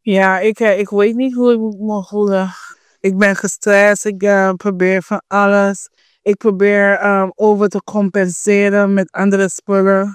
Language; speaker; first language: Dutch; non-native, fluent; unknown